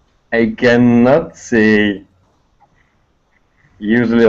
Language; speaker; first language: English; non-native, learner; Tatar